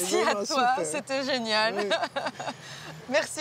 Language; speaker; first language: French; native; French